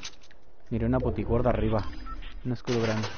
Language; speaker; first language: Spanish; native; Spanish